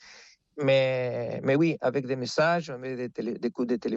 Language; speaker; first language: French; non-native, fluent; Spanish